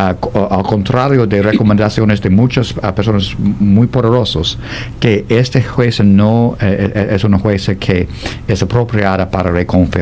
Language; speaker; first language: Spanish; non-native, fluent; English